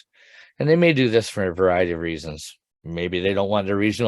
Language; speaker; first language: English; native; English